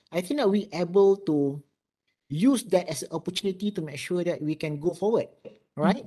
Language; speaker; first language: English; non-native, local second language; Malay